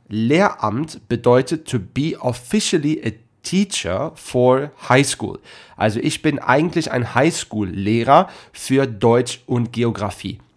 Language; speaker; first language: German; native; German